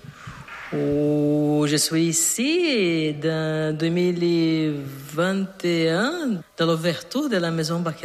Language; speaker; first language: French; non-native, learner; Portuguese